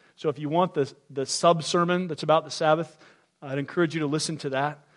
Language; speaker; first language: English; native; English